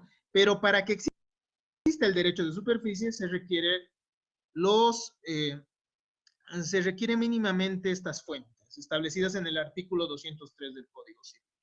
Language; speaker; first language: Spanish; native; Spanish